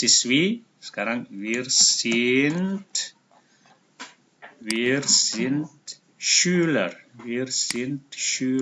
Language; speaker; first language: German; non-native, fluent; Indonesian